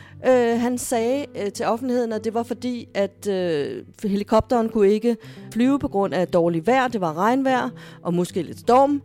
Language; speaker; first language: Danish; native; Danish